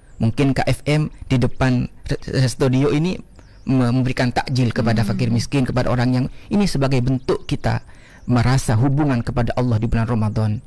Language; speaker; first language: Indonesian; non-native, local second language; Madurese